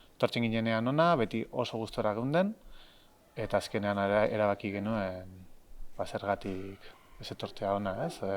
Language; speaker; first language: Basque; non-native, local second language; Spanish